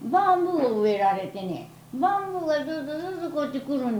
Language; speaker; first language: Japanese; native; Japanese